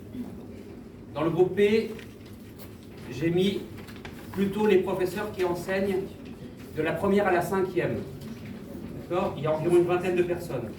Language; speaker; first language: French; native; French